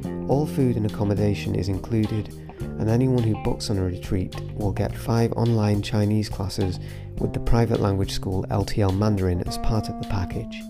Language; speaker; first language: English; native; English